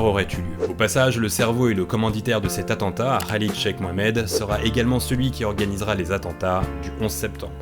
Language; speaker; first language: French; native; French